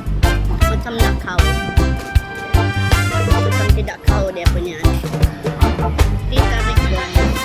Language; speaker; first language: Indonesian; early bilingual, other home language; Filipino